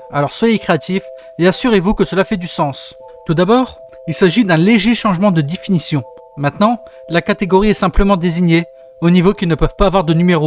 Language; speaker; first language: French; native; French